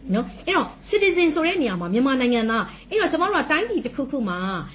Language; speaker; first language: Burmese; non-native, local second language; S'gaw Karen